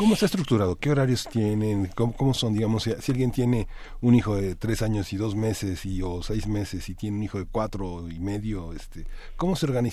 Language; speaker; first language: Spanish; native; Spanish